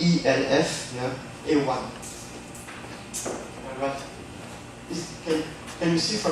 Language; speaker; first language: English; non-native, fluent; French